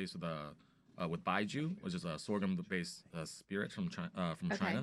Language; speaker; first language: English; non-native, local second language; Cantonese